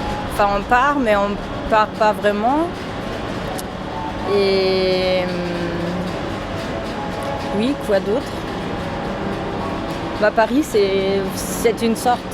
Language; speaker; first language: French; non-native, fluent; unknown